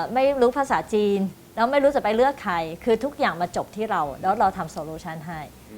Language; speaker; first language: Thai; early bilingual, other home language; Chinese